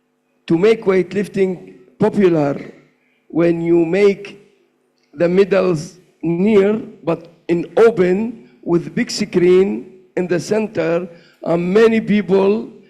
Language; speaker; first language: English; non-native, learner; Arabic